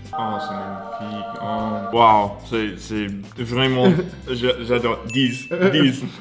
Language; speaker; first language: French; non-native, learner; English